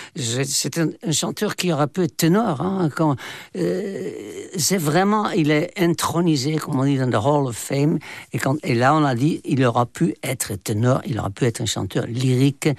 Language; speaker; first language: French; non-native, fluent; Dutch